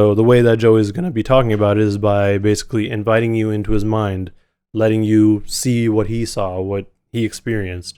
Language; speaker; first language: English; native; English